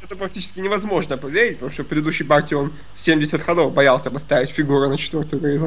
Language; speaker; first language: Russian; native; Russian